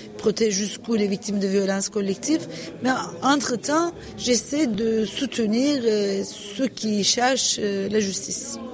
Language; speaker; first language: French; non-native, fluent; Turkish